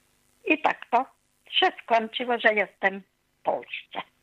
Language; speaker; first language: Polish; non-native, fluent; Hungarian